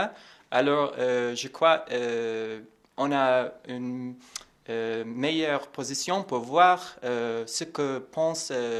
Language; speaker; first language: French; non-native, fluent; English